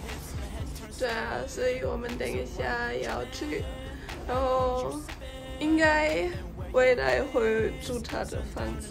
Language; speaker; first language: Chinese; early bilingual, heritage; German